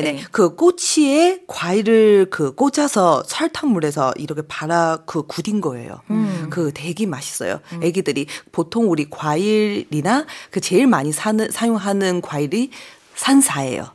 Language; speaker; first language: Korean; non-native, fluent; Chinese